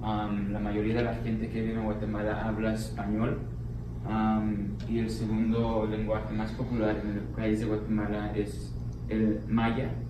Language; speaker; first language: Spanish; early bilingual, heritage; Spanish